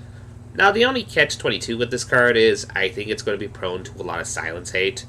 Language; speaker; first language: English; native; English